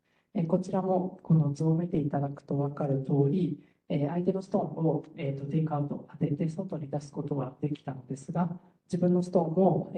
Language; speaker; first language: Japanese; native; Japanese